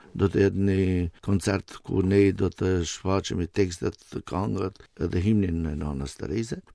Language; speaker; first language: Albanian; native; Albanian